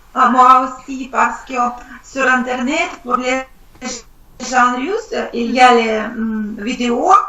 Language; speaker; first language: French; non-native, learner; Russian